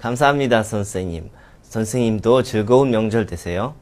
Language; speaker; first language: Korean; non-native, fluent; Russian